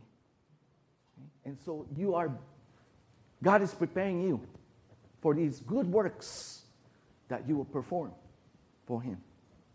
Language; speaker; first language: English; non-native, local second language; Filipino